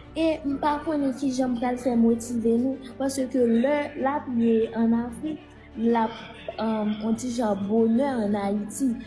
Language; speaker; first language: Haitian Creole; native; Haitian Creole